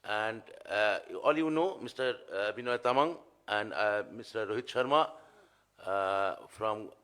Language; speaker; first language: English; non-native, local second language; Bangla